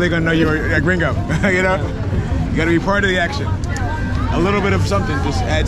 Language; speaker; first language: English; native; English